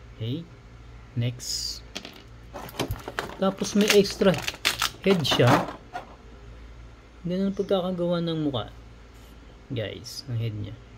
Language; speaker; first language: Filipino; native; Filipino